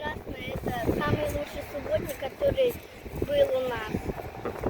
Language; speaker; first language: Russian; non-native, fluent; Azerbaijani